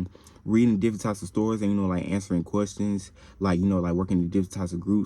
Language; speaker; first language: English; native; English